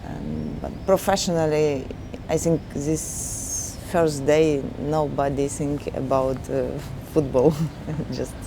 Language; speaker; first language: English; non-native, learner; Ukrainian